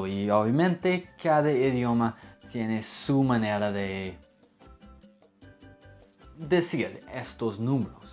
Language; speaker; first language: Spanish; non-native, fluent; English